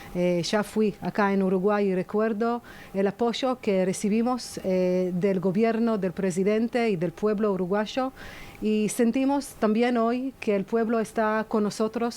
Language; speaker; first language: Spanish; non-native, fluent; Hebrew